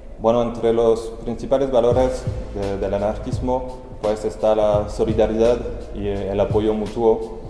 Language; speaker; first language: Spanish; non-native, fluent; French